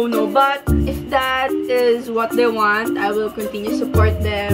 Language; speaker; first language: English; non-native, local second language; Filipino